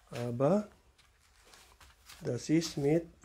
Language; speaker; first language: German; non-native, learner; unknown